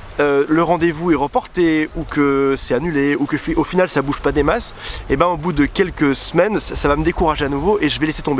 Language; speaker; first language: French; native; French